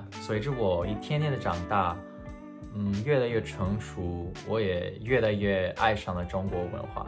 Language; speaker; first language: Chinese; early bilingual, heritage; Chinese